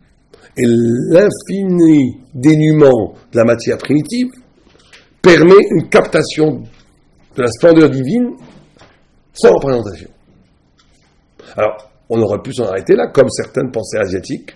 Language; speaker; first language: French; native; French